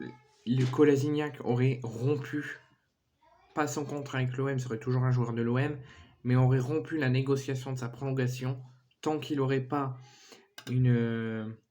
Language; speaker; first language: French; native; French